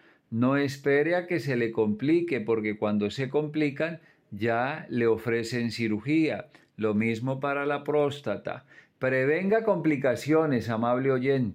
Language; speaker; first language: Spanish; native; Spanish